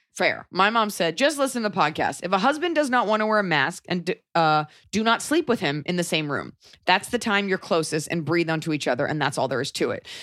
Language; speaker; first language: English; native; English